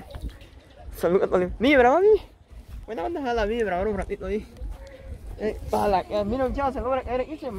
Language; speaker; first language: Spanish; native; Spanish